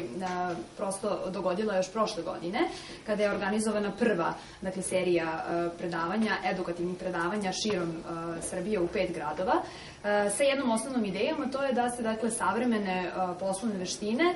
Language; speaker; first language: Serbian; native; Serbian